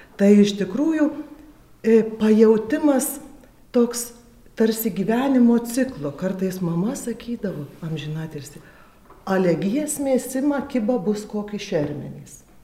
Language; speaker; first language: Lithuanian; native; Lithuanian